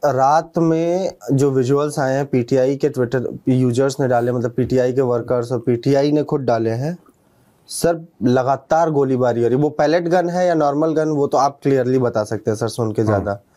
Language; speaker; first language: Hindi; native; Hindi